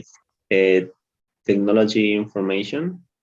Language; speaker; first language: English; non-native, learner; Spanish